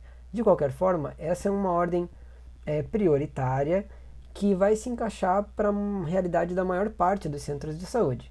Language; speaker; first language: Portuguese; native; Portuguese